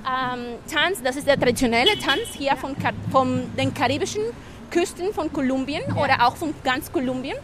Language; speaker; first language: German; non-native, fluent; Spanish